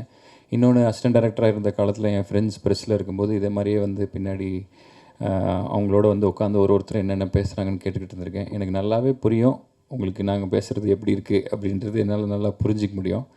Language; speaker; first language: Tamil; native; Tamil